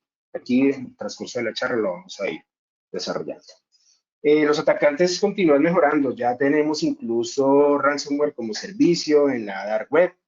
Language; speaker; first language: Spanish; native; Spanish